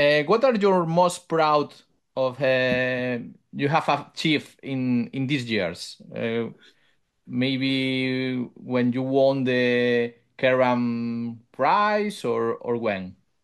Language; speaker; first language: English; non-native, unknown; Spanish